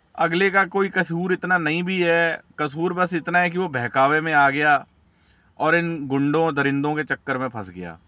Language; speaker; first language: Hindi; non-native, local second language; Punjabi